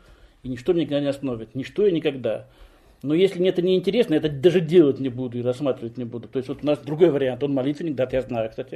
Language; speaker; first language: Russian; native; Russian